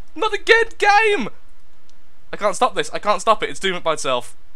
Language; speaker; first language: English; native; English